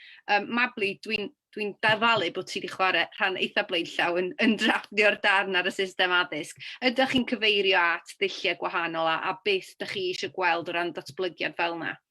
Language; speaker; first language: Welsh; native; Welsh